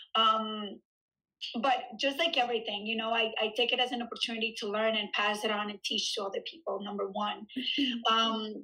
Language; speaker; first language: English; early bilingual, other home language; Spanish